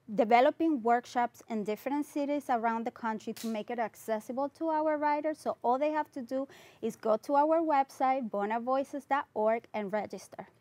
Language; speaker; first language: English; non-native, fluent; Spanish